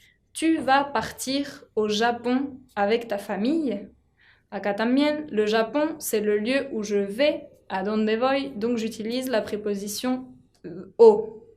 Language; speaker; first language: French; non-native, fluent; Spanish